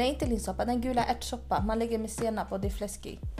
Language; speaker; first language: Swedish; early bilingual, other home language; Spanish